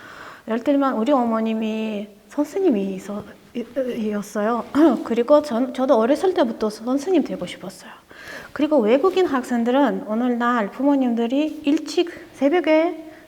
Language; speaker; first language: Korean; non-native, learner; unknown